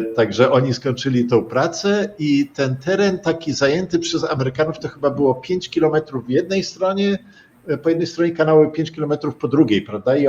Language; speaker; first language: Polish; native; Polish